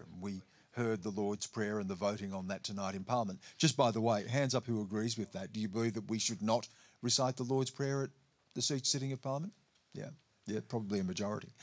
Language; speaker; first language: English; native; English